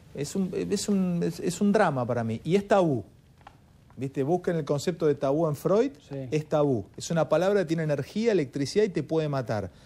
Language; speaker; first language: Spanish; native; Spanish